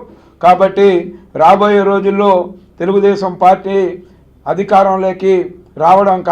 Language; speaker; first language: Telugu; native; Telugu